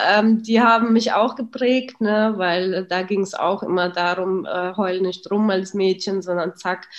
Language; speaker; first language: German; early bilingual, other home language; Russian